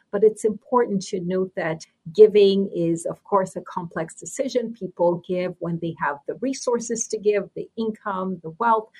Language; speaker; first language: English; native; English